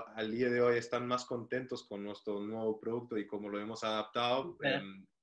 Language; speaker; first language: Spanish; non-native, fluent; German